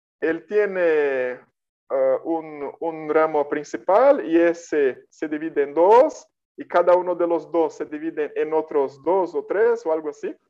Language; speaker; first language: Spanish; non-native, fluent; Portuguese